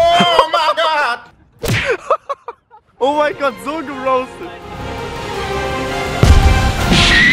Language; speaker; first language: German; native; German